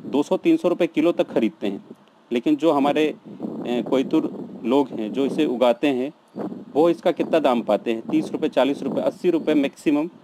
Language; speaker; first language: Hindi; native; Hindi